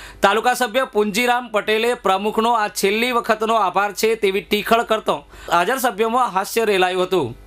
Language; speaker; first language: Gujarati; native; Gujarati